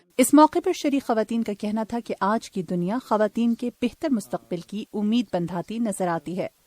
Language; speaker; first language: Urdu; native; Urdu